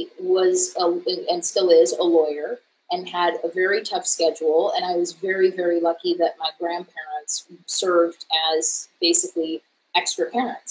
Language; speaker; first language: English; native; English